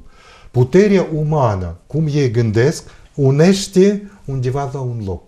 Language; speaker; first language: Romanian; non-native, fluent; Russian